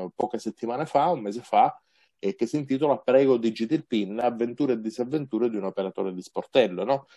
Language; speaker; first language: Italian; native; Italian